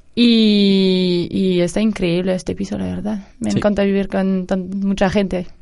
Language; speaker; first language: Spanish; non-native, fluent; French